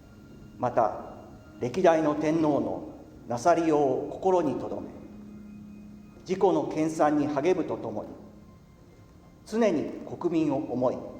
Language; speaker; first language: Japanese; native; Japanese